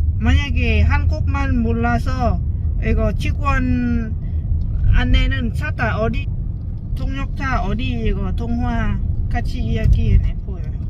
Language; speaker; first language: Korean; non-native, learner; Lao